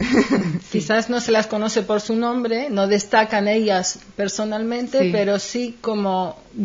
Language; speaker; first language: Spanish; native; Spanish